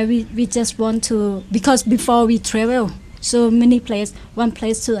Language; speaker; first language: English; non-native, fluent; Thai